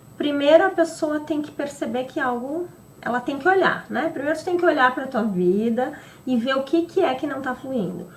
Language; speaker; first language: Portuguese; native; Portuguese